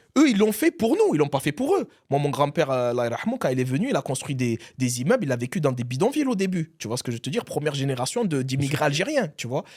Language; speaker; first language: French; early bilingual, other home language; Arabic